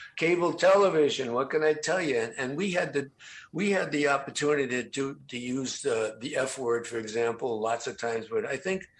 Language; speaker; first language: English; native; English